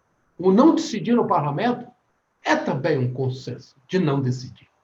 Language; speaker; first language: Portuguese; native; Portuguese